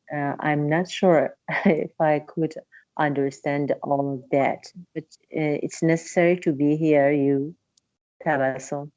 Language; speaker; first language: English; non-native, learner; Persian